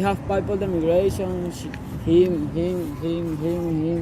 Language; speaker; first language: English; non-native, learner; Spanish